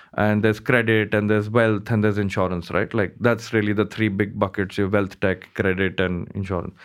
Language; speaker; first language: English; non-native, local second language; Hindi